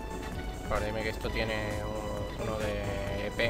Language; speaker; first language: Spanish; native; Spanish